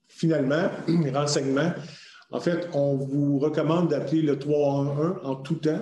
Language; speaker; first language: French; native; French